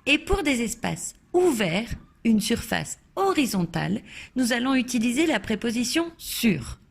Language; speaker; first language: French; native; French